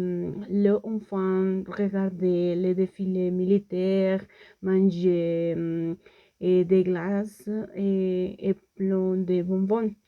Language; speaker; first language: French; non-native, learner; Spanish